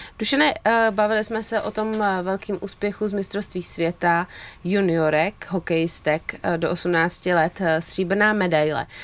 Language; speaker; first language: Czech; native; Czech